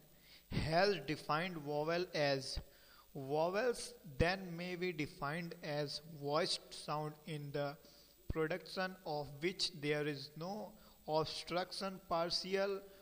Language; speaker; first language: English; non-native, local second language; Hindi